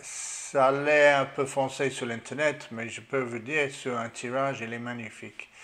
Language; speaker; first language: French; non-native, learner; English